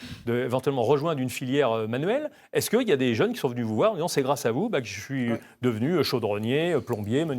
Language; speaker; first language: French; native; French